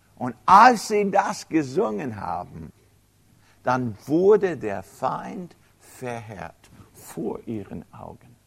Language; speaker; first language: German; non-native, fluent; English